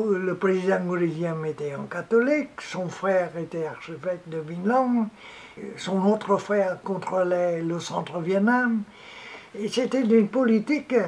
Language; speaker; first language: French; non-native, local second language; Vietnamese